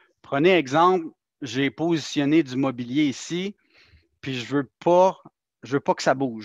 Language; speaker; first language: French; native; French